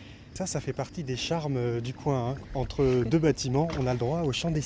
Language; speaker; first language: French; native; French